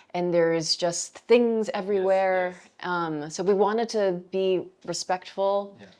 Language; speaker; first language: English; native; English